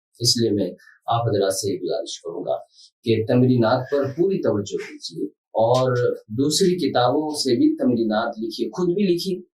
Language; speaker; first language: Urdu; native; Urdu